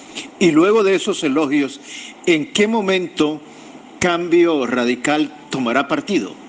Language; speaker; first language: Spanish; native; Spanish